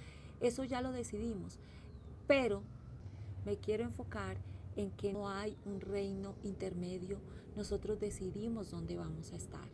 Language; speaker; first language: Spanish; native; Spanish